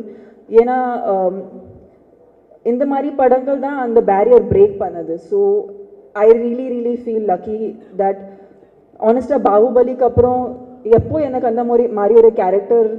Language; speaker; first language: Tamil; non-native, fluent; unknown